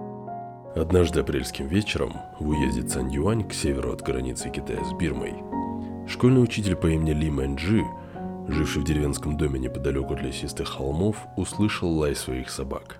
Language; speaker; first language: Russian; native; Russian